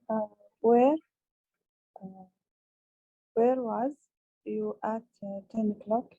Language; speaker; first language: English; non-native, learner; Arabic